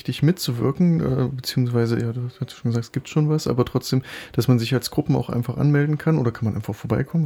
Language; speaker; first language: German; native; German